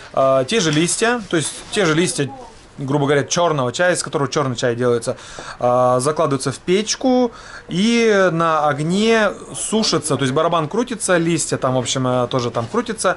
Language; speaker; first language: Russian; native; Russian